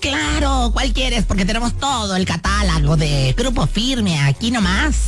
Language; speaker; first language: Spanish; native; Spanish